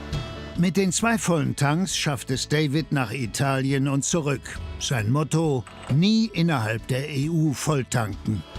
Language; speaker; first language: German; native; German